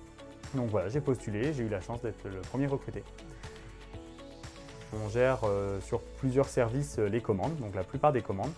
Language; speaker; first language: French; native; French